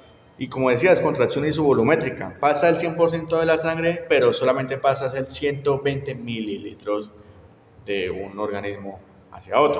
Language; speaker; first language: Spanish; native; Spanish